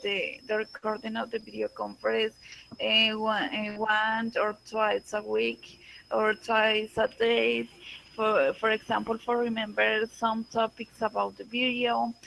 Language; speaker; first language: English; non-native, learner; Spanish